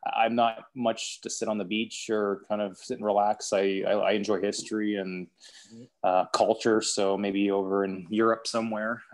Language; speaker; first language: English; native; English